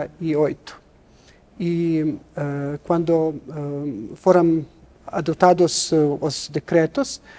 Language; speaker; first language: Portuguese; non-native, learner; Serbian